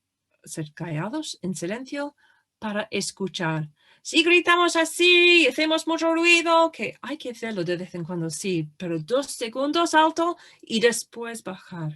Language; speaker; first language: Spanish; non-native, fluent; English